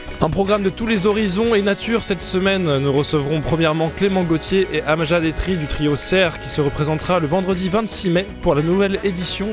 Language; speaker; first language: French; native; French